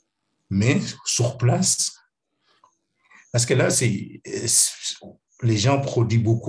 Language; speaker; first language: French; non-native, fluent; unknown